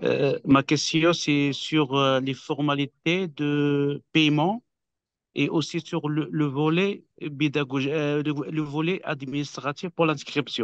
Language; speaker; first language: French; non-native, fluent; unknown